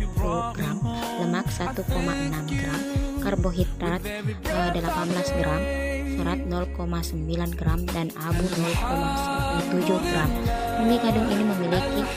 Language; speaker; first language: Indonesian; native; Indonesian